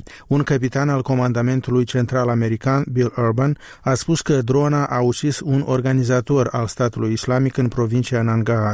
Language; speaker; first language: Romanian; native; Romanian